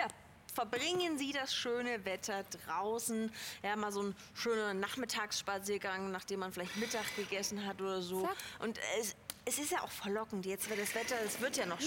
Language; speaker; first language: German; native; German